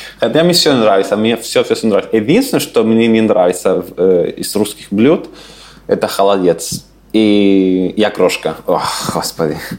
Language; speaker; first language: Russian; non-native, fluent; Spanish